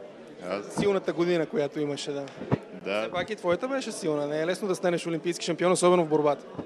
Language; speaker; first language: Bulgarian; native; Bulgarian